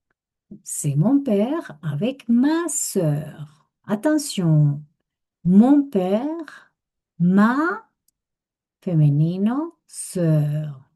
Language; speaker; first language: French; non-native, fluent; Spanish